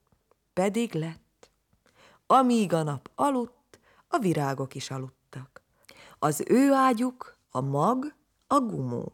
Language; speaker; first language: Hungarian; native; Hungarian